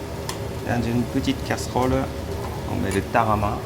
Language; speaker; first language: French; non-native, fluent; Japanese